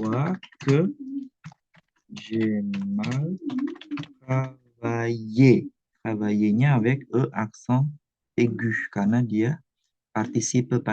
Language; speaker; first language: French; non-native, fluent; Indonesian